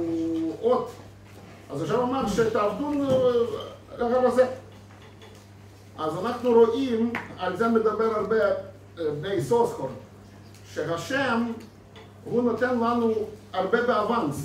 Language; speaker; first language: Hebrew; non-native, fluent; Russian